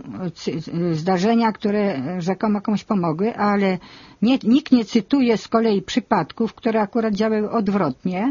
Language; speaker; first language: Polish; native; Polish